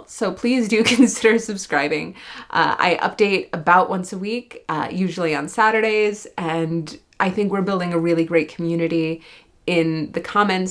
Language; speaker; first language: English; native; English